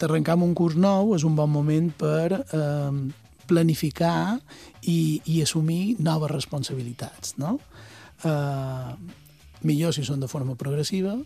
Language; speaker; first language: Catalan; native; Catalan